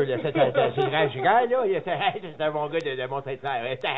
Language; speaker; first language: French; native; French